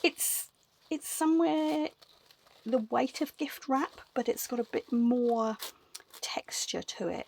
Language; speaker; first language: English; native; English